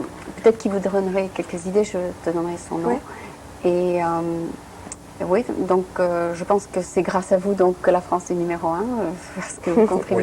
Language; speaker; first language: French; native; French